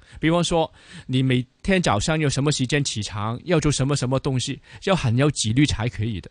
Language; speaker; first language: Chinese; non-native, local second language; Cantonese